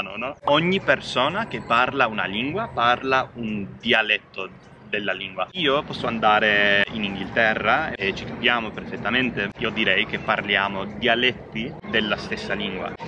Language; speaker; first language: Italian; non-native, fluent; English